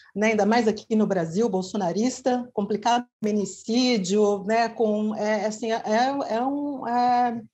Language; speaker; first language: Portuguese; native; Portuguese